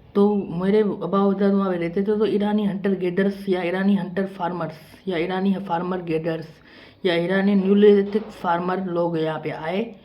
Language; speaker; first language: Urdu; non-native, local second language; Sindhi